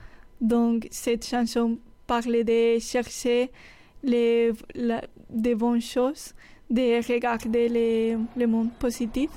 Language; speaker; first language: French; non-native, learner; Spanish